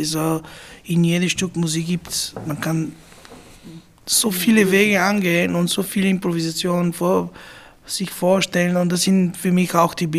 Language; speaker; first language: German; non-native, fluent; Bulgarian